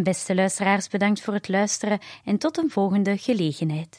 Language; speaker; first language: Dutch; native; Dutch